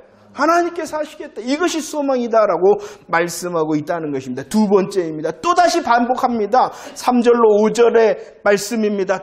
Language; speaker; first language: Korean; native; Korean